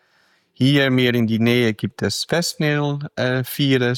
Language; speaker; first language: German; non-native, fluent; Dutch